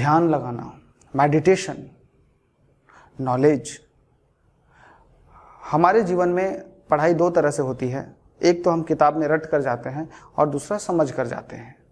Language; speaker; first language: Hindi; native; Hindi